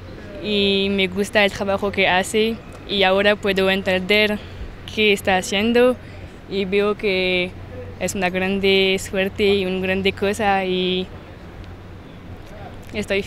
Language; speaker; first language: Spanish; non-native, learner; French